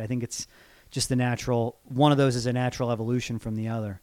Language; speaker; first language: English; native; English